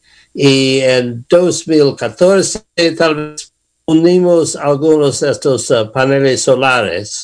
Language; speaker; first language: Spanish; non-native, learner; English